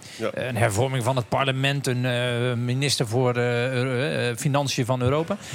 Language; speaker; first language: Dutch; native; Dutch